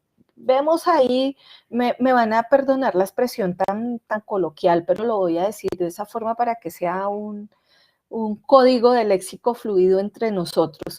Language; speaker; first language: Spanish; native; Spanish